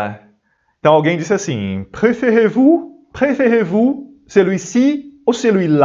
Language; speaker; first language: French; non-native, fluent; Portuguese